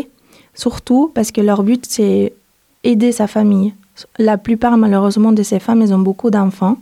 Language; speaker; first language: French; non-native, fluent; Spanish